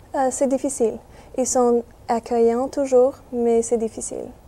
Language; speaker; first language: French; non-native, fluent; English